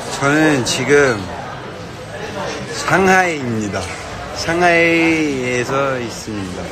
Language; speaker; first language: Korean; non-native, learner; Cantonese